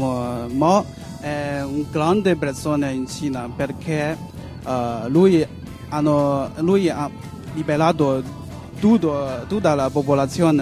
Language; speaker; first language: Italian; non-native, learner; Chinese